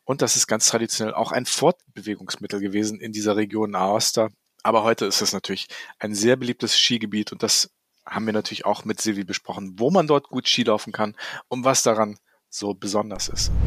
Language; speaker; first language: German; native; German